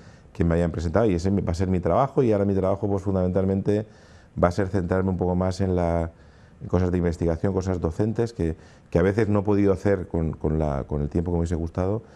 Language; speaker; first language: Spanish; native; Spanish